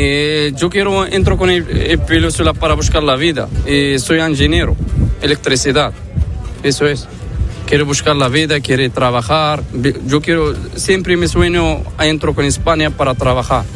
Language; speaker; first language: Spanish; non-native, learner; Arabic